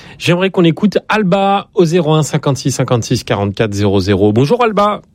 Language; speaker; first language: French; native; French